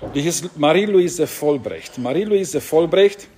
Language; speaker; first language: German; non-native, fluent; Romanian